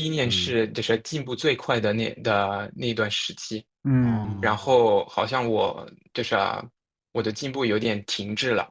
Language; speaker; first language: Chinese; non-native, fluent; French